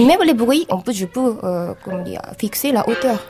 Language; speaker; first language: French; non-native, fluent; Japanese